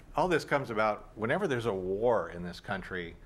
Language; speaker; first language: English; native; English